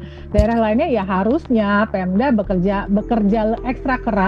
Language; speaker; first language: Indonesian; native; Indonesian